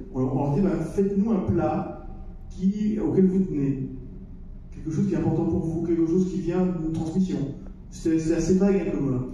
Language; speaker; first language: French; native; French